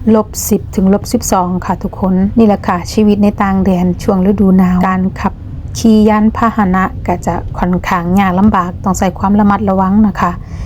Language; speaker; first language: Thai; native; Thai